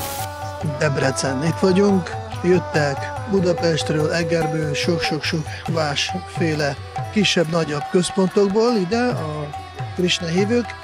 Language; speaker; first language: Hungarian; non-native, fluent; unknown